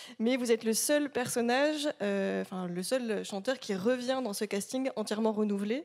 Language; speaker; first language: French; native; French